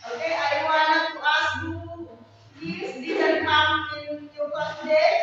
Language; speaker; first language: English; non-native, learner; Indonesian